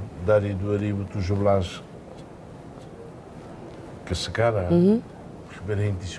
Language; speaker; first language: Indonesian; non-native, fluent; Tetum